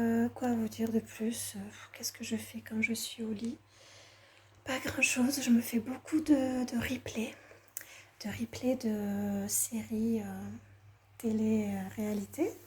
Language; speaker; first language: French; native; French